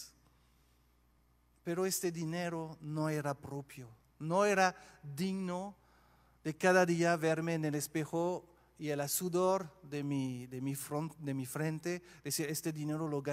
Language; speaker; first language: Spanish; non-native, fluent; French